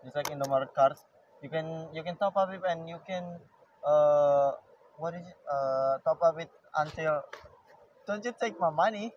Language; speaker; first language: English; non-native, learner; Indonesian